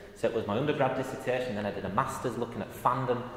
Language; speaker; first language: English; native; English